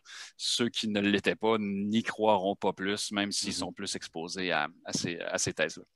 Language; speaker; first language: French; native; French